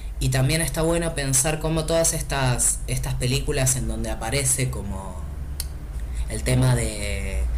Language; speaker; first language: Spanish; native; Spanish